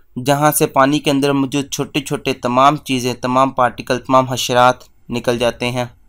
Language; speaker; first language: Urdu; native; Urdu